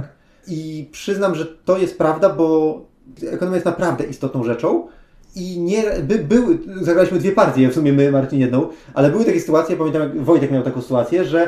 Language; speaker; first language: Polish; native; Polish